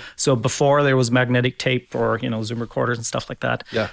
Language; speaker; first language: English; non-native, fluent; German